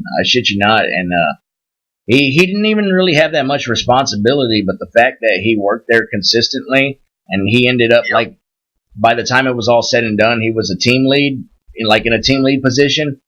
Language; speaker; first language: English; native; English